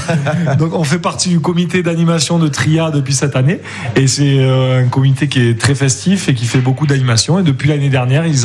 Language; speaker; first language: French; native; French